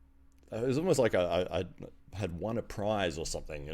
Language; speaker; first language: English; native; English